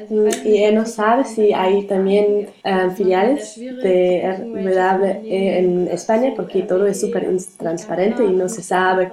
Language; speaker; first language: Spanish; non-native, learner; German